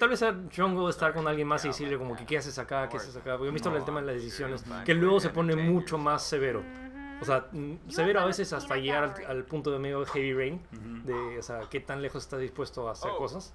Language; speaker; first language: Spanish; native; Spanish